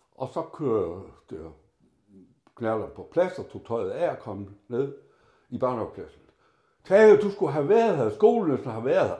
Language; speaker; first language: Danish; native; Danish